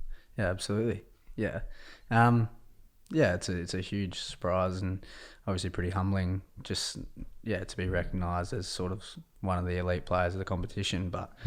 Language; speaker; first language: English; native; English